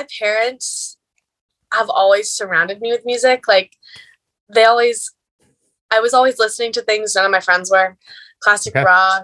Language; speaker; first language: English; native; English